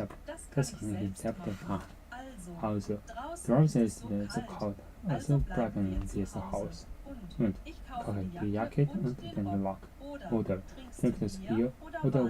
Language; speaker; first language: German; non-native, learner; Japanese